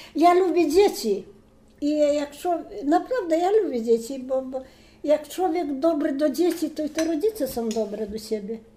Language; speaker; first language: Polish; native; Polish